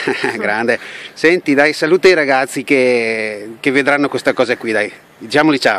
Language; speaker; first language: Italian; native; Italian